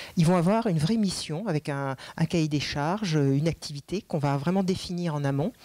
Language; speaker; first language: French; native; French